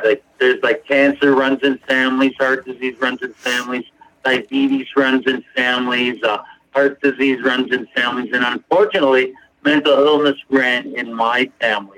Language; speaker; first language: English; native; English